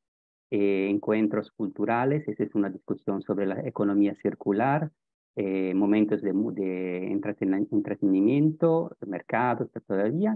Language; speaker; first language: Spanish; non-native, fluent; Italian